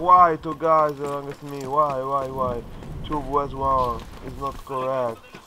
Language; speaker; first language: English; non-native, learner; Italian